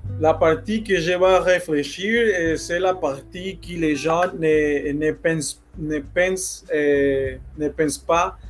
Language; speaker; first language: French; non-native, learner; Spanish